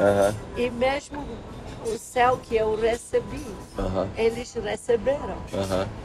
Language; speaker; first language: Portuguese; non-native, learner; English